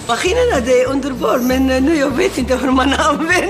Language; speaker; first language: Swedish; non-native, learner; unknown